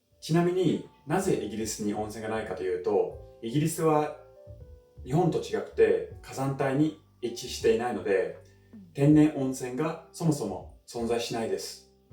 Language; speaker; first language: Japanese; non-native, fluent; English